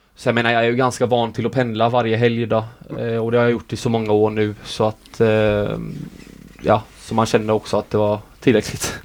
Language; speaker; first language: Swedish; native; Swedish